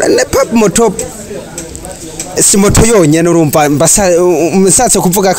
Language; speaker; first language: French; non-native, learner; Rundi